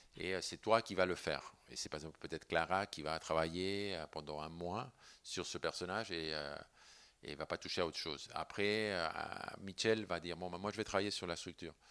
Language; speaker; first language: French; non-native, fluent; Spanish